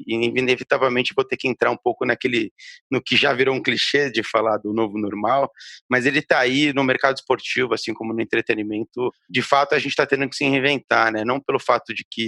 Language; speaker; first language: Portuguese; native; Portuguese